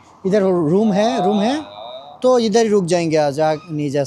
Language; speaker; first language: Hindi; non-native, learner; Bangla